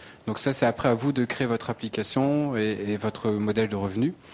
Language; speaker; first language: French; native; French